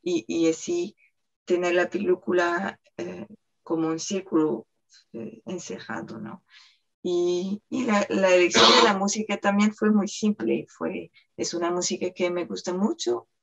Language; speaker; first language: Spanish; non-native, fluent; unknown